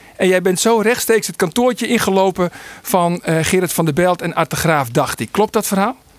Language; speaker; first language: Dutch; non-native, local second language; Western Frisian